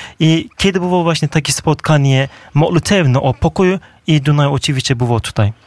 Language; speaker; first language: Polish; non-native, fluent; Turkish